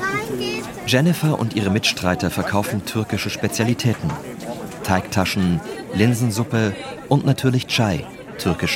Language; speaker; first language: German; native; German